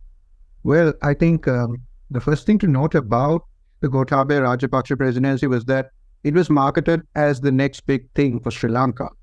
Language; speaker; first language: English; non-native, local second language; Sinhala